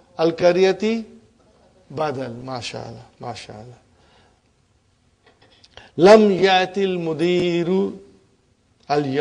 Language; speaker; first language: Arabic; non-native, fluent; Urdu